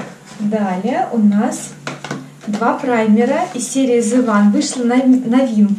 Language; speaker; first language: Russian; native; Russian